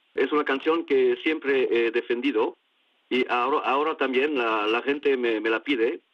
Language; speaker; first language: Spanish; non-native, fluent; Basque